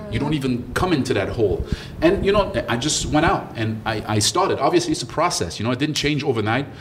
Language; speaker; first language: English; early bilingual, other home language; French